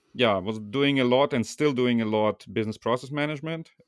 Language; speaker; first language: English; non-native, fluent; Russian